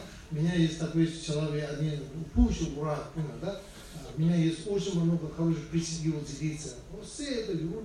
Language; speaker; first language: Russian; non-native, learner; Tibetan